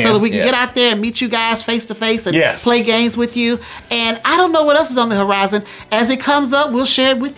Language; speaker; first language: English; native; English